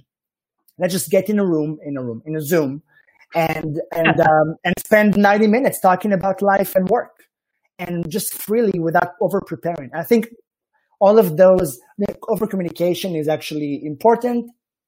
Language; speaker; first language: English; non-native, fluent; Hebrew